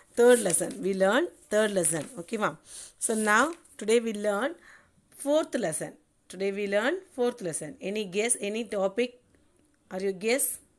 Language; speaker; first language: English; non-native, local second language; Tamil